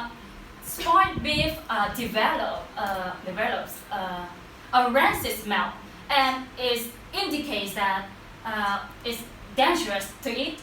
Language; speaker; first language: English; non-native, learner; Vietnamese